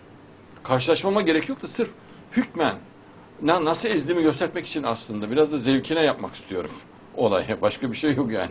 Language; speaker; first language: Turkish; native; Turkish